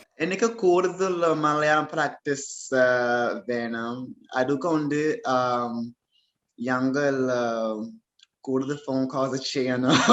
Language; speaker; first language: Malayalam; non-native, learner; English